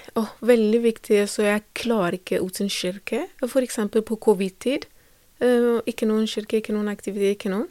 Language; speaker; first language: Norwegian; non-native, learner; Tigrinya